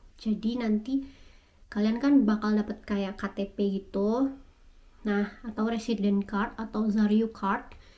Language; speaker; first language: Indonesian; native; Indonesian